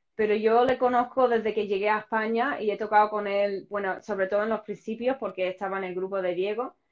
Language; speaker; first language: Spanish; non-native, fluent; English